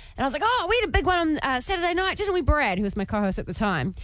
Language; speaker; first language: English; native; English